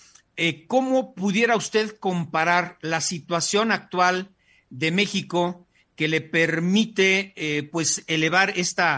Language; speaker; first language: Spanish; native; Spanish